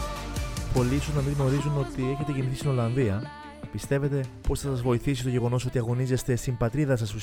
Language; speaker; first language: Greek; native; Greek